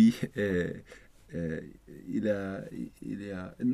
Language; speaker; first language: French; non-native, learner; Swedish